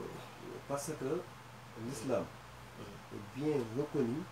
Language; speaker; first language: French; non-native, learner; Wolof